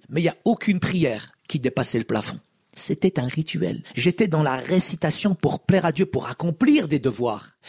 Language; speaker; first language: French; early bilingual, other home language; Arabic